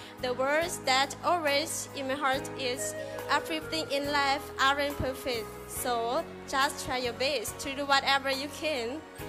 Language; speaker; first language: English; non-native, learner; Hmong